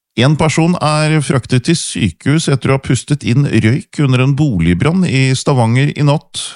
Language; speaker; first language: Norwegian; native; Norwegian